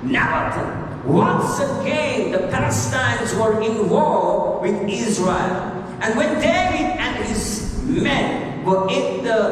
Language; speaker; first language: English; non-native, local second language; Sinhala